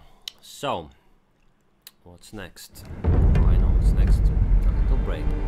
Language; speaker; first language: English; non-native, fluent; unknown